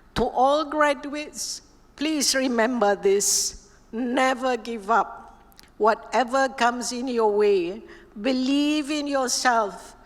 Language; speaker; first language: English; non-native, local second language; Malay